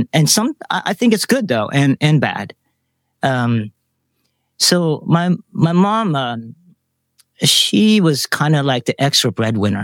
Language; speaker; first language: English; early bilingual, other home language; Vietnamese